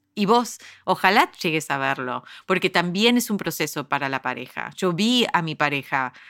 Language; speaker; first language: Spanish; early bilingual, heritage; Spanish